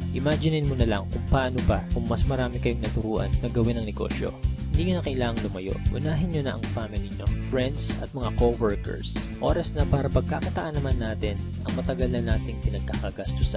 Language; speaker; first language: Filipino; native; Filipino